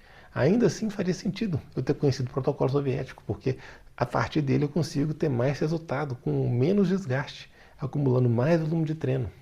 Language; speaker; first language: Portuguese; native; Portuguese